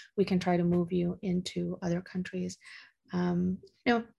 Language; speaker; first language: English; early bilingual, other home language; Spanish